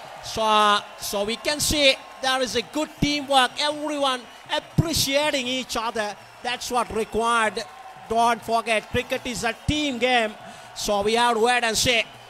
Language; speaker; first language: English; non-native, local second language; Sinhala